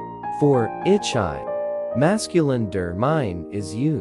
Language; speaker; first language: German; non-native, learner; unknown